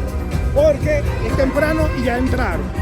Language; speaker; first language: Spanish; native; Spanish